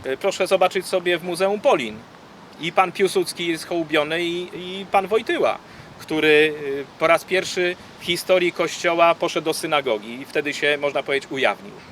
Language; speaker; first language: Polish; native; Polish